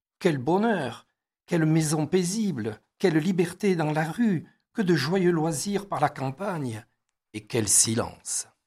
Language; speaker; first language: French; native; French